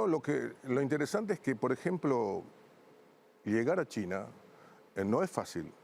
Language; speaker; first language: Spanish; native; Spanish